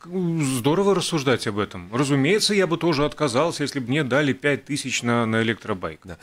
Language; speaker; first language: Russian; native; Russian